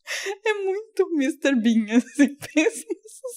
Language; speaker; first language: Portuguese; native; Portuguese